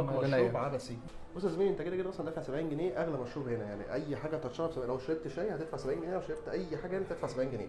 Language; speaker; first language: Arabic; native; Arabic